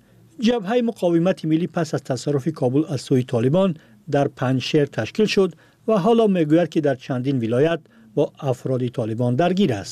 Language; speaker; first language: Persian; native; Persian